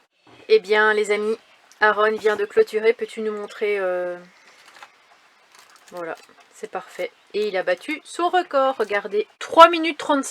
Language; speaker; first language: French; native; French